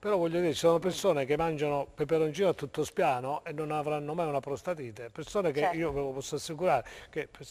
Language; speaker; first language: Italian; native; Italian